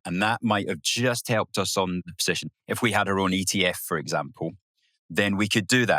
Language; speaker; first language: English; native; English